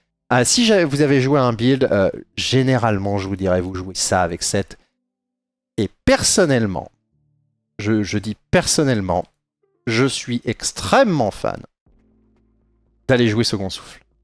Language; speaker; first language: French; native; French